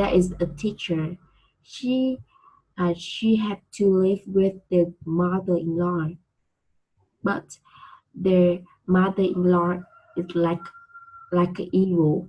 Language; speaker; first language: English; non-native, learner; Vietnamese